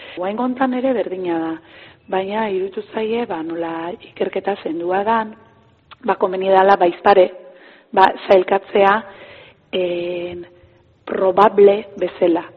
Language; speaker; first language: Basque; native; Basque